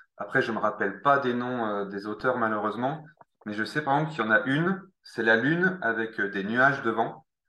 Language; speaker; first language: French; native; French